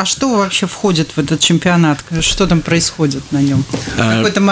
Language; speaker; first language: Russian; native; Russian